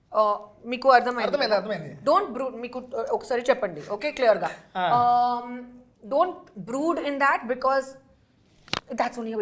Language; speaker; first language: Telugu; non-native, learner; Hindi